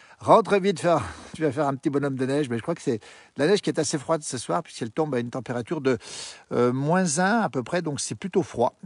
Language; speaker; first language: French; native; French